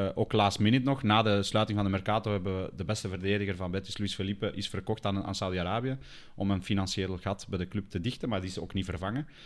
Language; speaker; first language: Dutch; early bilingual, other home language; Spanish